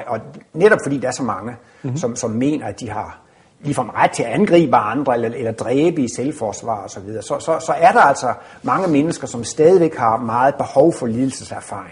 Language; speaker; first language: Danish; native; Danish